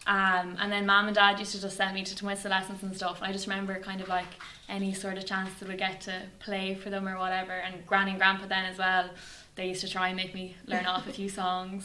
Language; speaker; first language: English; native; English